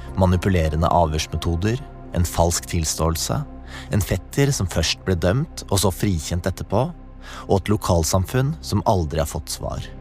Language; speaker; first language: Norwegian; native; Norwegian